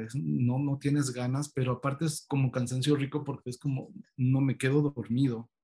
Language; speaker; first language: Spanish; native; Spanish